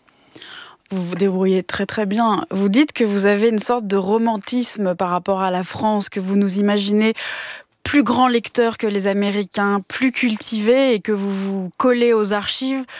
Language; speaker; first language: French; native; French